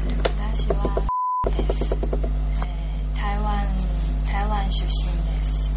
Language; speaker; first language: Japanese; non-native, learner; Chinese